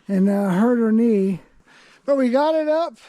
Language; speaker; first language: English; native; English